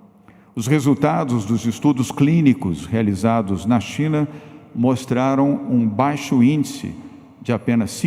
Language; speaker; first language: Portuguese; native; Portuguese